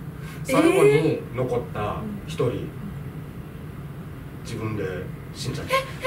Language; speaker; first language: Japanese; native; Japanese